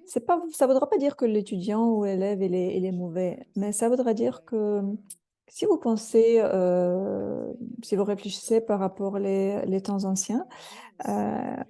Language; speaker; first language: French; non-native, fluent; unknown